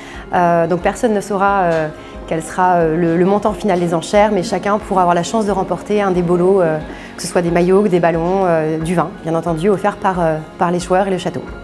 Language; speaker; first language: French; native; French